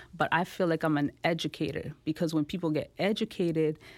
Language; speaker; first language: English; native; English